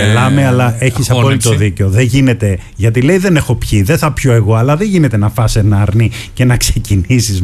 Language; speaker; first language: Greek; native; Greek